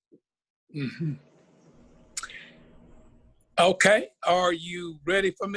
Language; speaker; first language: English; native; English